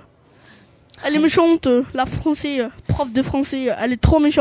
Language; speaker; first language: French; early bilingual, other home language; Albanian